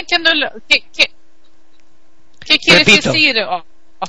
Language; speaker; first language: Spanish; non-native, learner; Swedish